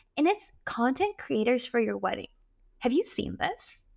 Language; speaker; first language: English; early bilingual, other home language; Arabic